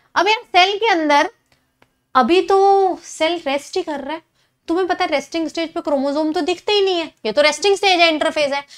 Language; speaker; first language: Hindi; native; Hindi